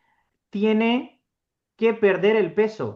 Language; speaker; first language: Spanish; non-native, fluent; Urdu